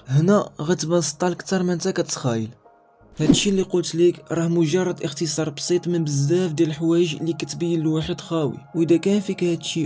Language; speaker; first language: Arabic; native; Arabic